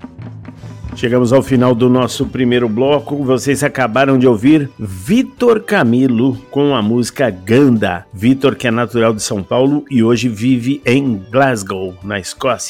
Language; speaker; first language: Portuguese; native; Portuguese